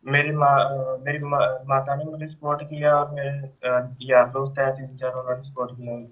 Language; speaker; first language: Hindi; non-native, local second language; Punjabi